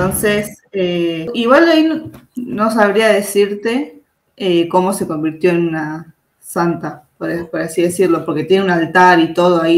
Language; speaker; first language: Spanish; native; Spanish